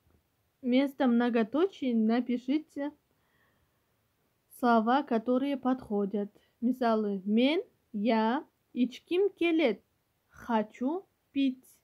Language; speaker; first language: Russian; non-native, local second language; Kyrgyz